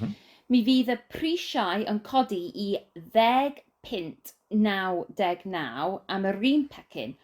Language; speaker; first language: Welsh; non-native, learner; English